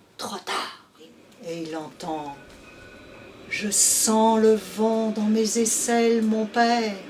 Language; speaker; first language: French; native; French